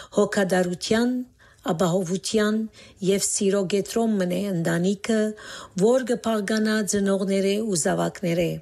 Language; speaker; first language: Armenian; native; Armenian